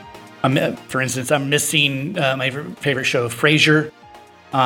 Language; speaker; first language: English; native; English